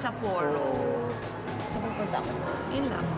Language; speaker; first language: Filipino; native; Filipino